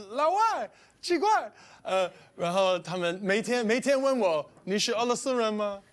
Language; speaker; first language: Chinese; non-native, learner; English